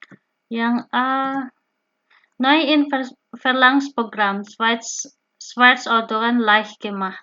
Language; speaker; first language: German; non-native, learner; Indonesian